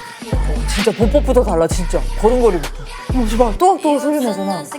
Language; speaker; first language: Korean; native; Korean